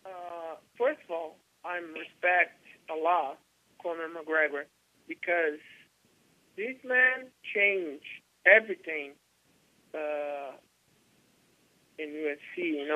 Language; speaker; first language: English; non-native, learner; Portuguese